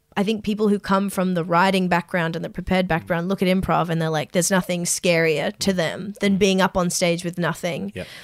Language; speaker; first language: English; native; English